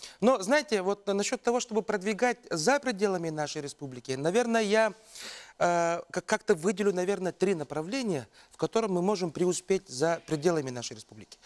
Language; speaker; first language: Russian; non-native, local second language; Yakut